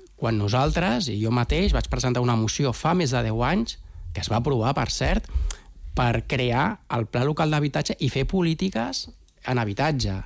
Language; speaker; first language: Catalan; native; Catalan